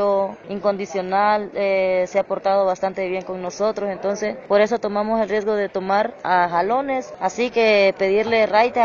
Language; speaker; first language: Spanish; native; Spanish